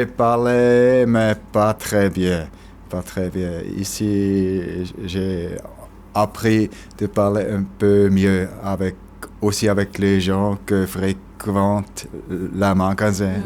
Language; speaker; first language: French; non-native, local second language; German